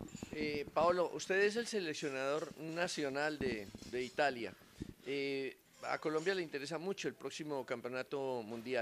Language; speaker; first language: Spanish; native; Spanish